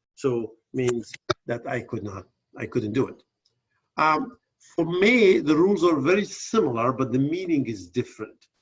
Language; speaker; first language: English; non-native, fluent; Persian